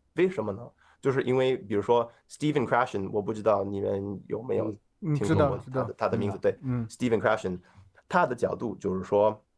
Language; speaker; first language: Chinese; non-native, fluent; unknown